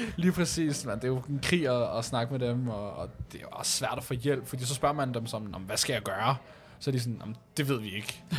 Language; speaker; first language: Danish; early bilingual, other home language; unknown